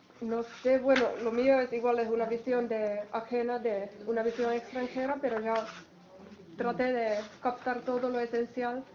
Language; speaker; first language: Spanish; non-native, fluent; Finnish